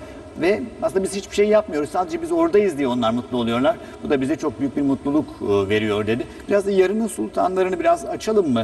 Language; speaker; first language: Turkish; native; Turkish